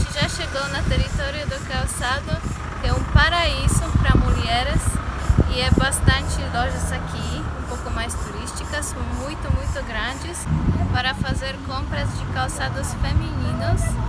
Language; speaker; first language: Portuguese; non-native, fluent; Polish